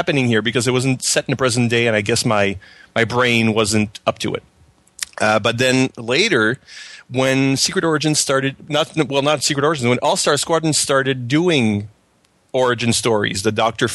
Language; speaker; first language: English; non-native, fluent; French